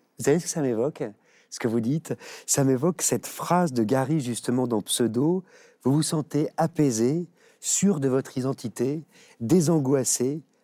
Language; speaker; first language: French; native; French